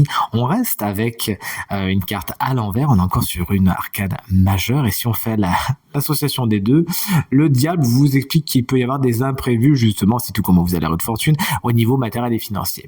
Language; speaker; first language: French; native; French